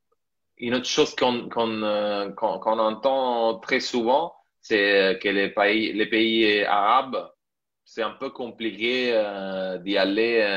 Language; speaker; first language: French; non-native, fluent; Italian